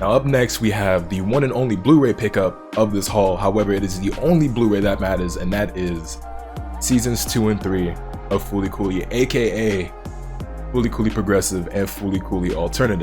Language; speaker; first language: English; native; English